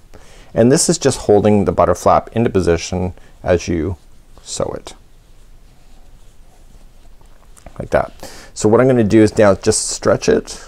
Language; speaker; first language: English; native; English